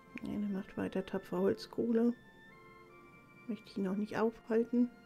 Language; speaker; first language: German; native; German